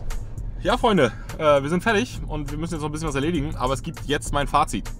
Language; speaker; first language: German; native; German